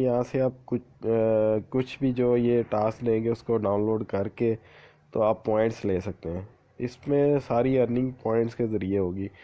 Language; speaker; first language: Urdu; non-native, local second language; Punjabi